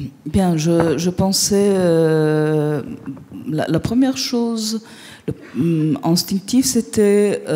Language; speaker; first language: French; non-native, fluent; Italian